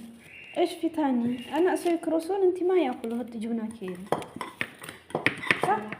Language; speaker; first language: Arabic; non-native, learner; Amharic